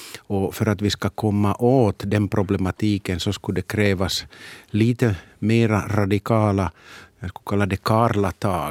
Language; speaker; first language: Swedish; native; Swedish